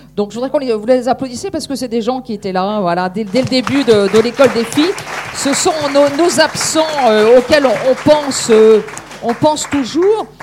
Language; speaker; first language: French; native; French